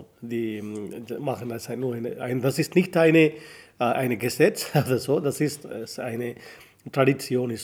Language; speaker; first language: German; non-native, learner; Tamil